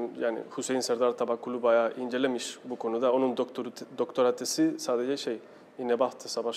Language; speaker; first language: Turkish; non-native, fluent; Spanish